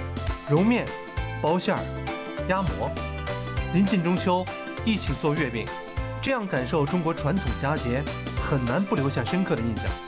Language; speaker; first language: Chinese; native; Chinese